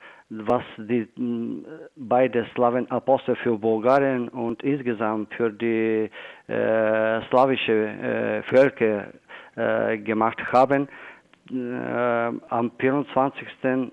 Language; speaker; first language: German; non-native, fluent; Bulgarian